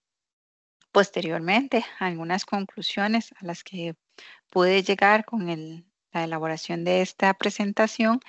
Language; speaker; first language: Spanish; native; Spanish